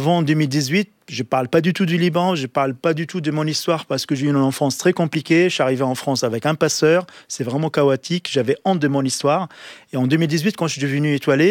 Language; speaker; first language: French; non-native, local second language; Arabic